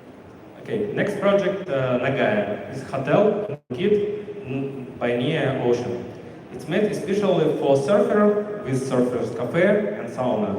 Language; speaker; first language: English; non-native, learner; Russian